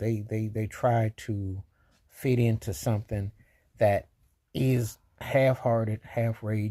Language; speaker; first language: English; native; English